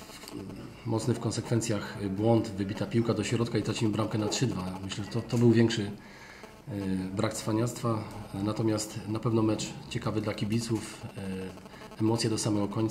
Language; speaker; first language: Polish; native; Polish